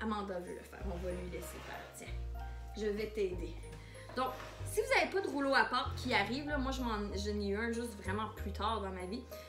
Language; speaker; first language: French; native; French